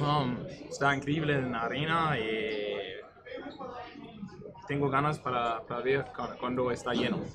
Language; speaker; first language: Portuguese; non-native, learner; Spanish